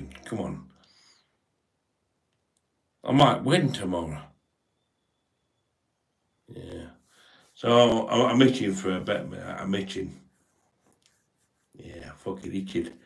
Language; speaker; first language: English; native; English